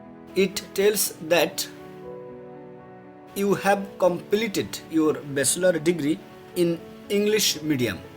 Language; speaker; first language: English; non-native, fluent; Bangla